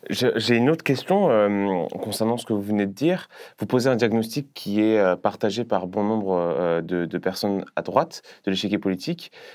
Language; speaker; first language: French; native; French